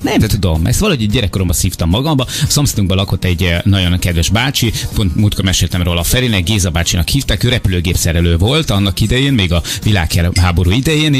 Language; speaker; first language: Hungarian; native; Hungarian